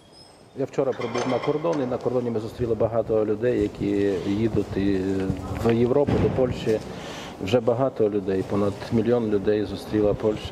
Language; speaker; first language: Polish; non-native, learner; Ukrainian